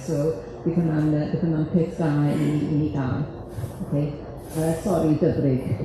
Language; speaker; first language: Welsh; native; Welsh